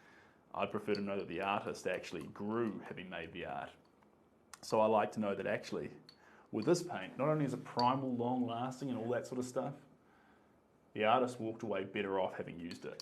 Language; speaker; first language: English; native; English